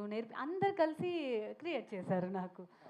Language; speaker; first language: Telugu; non-native, learner; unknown